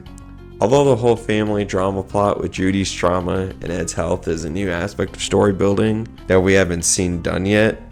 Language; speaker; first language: English; native; English